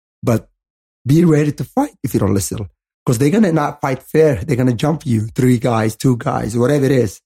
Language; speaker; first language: English; non-native, fluent; Somali